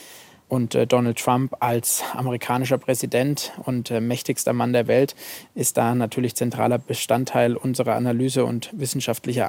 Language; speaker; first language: German; native; German